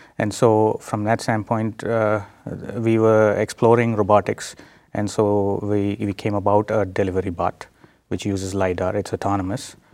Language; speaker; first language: English; non-native, local second language; Telugu